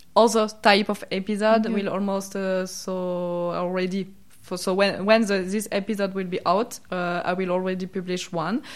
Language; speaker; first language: English; non-native, learner; French